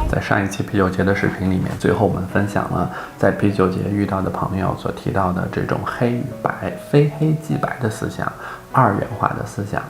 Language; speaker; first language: Chinese; native; Chinese